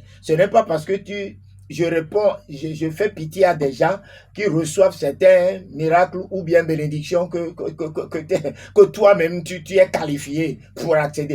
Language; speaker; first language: French; non-native, local second language; Ewe